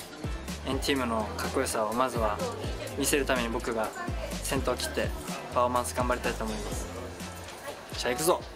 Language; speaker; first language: Japanese; native; Japanese